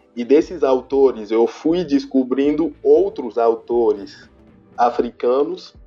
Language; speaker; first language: Portuguese; non-native, fluent; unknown